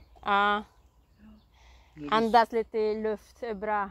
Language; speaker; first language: Swedish; non-native, learner; Cebuano